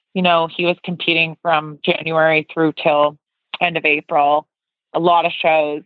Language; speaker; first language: English; native; English